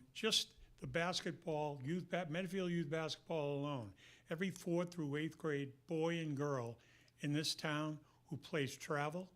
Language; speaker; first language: English; native; English